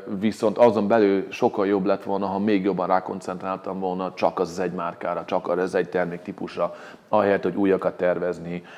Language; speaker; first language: Hungarian; early bilingual, heritage; English